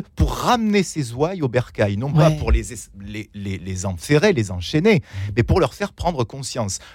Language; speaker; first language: French; native; French